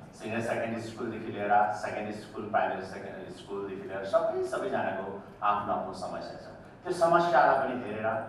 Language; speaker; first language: Nepali; native; Nepali